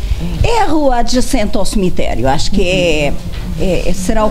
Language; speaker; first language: Portuguese; native; Portuguese